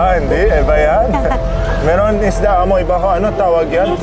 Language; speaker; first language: Filipino; non-native, learner; Arabic